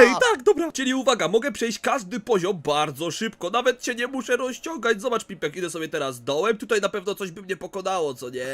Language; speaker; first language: Polish; native; Polish